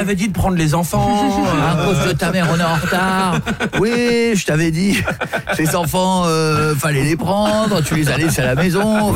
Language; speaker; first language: French; native; French